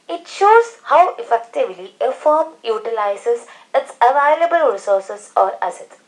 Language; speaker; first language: English; non-native, local second language; Malayalam